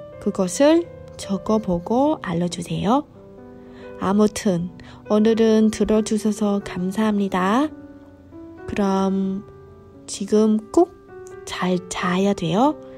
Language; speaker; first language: Korean; non-native, fluent; Vietnamese